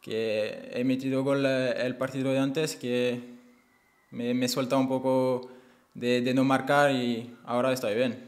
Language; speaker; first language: Spanish; non-native, fluent; French